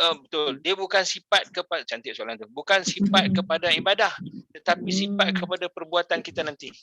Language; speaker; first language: Malay; native; Malay